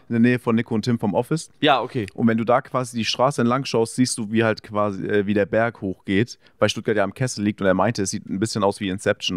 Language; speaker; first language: German; native; German